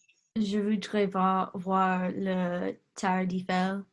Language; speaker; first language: French; non-native, learner; English